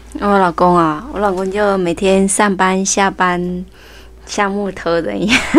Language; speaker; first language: Chinese; early bilingual, heritage; Chinese